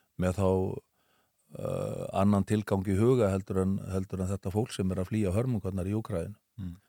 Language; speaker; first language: Icelandic; native; Icelandic